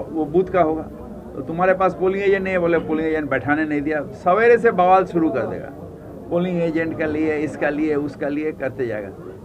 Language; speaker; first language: Hindi; non-native, local second language; Bangla